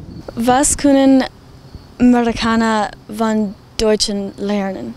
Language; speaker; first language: German; non-native, learner; English